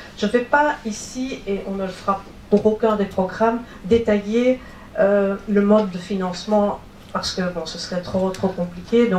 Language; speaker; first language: French; native; French